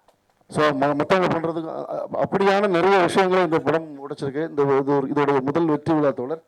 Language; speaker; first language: Tamil; native; Tamil